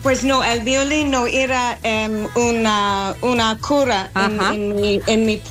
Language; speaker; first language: Spanish; non-native, learner; English